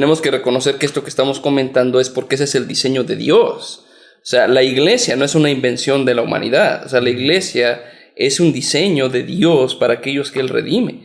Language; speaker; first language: Spanish; native; Spanish